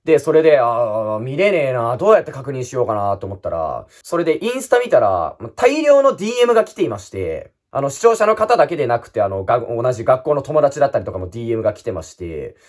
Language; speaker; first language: Japanese; native; Japanese